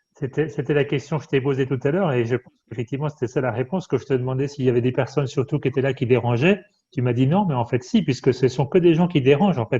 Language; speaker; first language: French; native; French